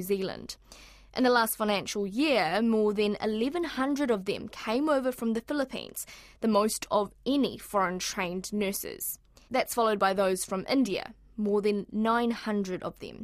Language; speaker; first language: English; native; English